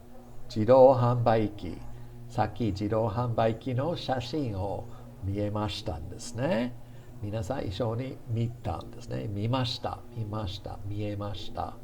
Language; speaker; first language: Japanese; non-native, fluent; English